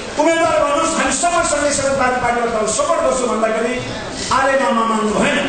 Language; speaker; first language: Nepali; non-native, local second language; Sherpa